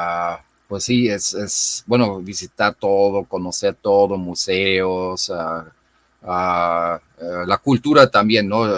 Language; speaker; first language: Spanish; non-native, fluent; German